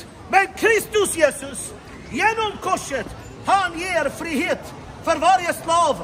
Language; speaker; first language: Swedish; non-native, fluent; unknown